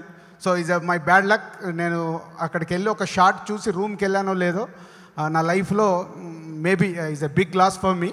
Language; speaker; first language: Telugu; native; Telugu